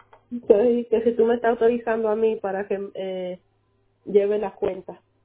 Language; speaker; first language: Spanish; early bilingual, heritage; Spanish